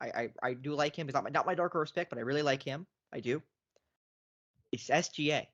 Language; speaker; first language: English; native; English